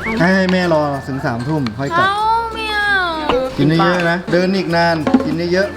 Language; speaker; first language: Thai; native; Thai